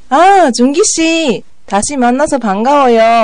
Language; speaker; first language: Korean; non-native, fluent; Japanese